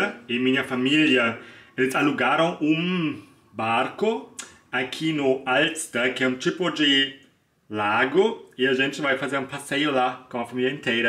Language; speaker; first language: Portuguese; non-native, fluent; German